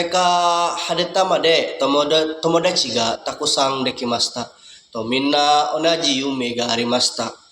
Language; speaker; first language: Japanese; non-native, learner; Indonesian